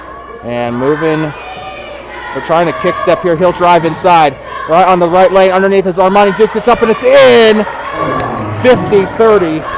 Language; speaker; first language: English; native; English